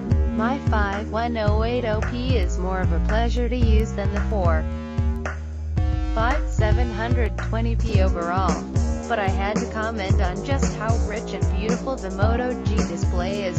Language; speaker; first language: English; native; English